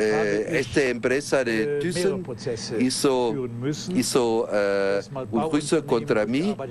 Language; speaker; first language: Spanish; non-native, fluent; German